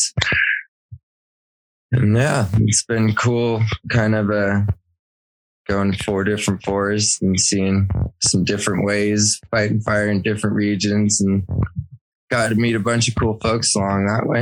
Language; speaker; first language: English; native; English